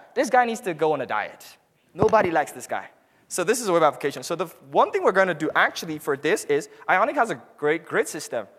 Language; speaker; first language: English; non-native, local second language; Hausa